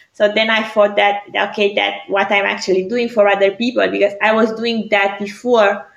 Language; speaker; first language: English; non-native, fluent; Greek